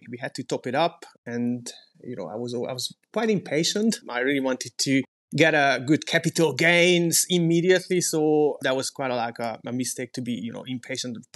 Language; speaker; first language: English; non-native, fluent; Hungarian